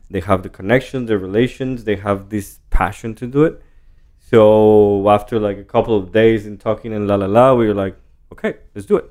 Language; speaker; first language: English; non-native, fluent; Spanish